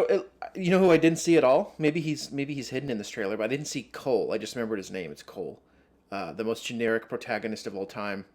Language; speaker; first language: English; native; English